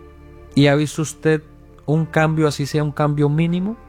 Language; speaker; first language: Spanish; native; Spanish